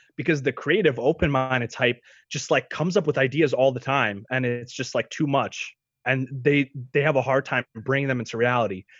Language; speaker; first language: English; early bilingual, other home language; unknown